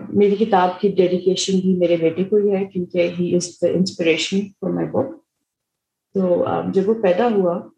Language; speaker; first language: Urdu; native; Urdu